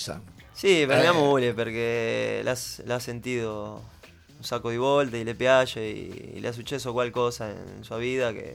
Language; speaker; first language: Italian; non-native, learner; Spanish